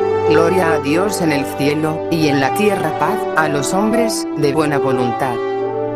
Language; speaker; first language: Spanish; native; Spanish